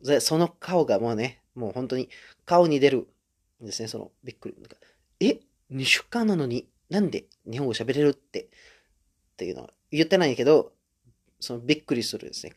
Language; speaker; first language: Japanese; non-native, fluent; Indonesian